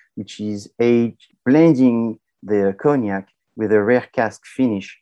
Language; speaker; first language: English; non-native, fluent; French